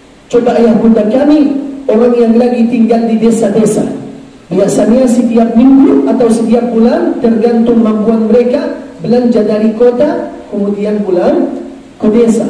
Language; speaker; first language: Indonesian; non-native, fluent; Arabic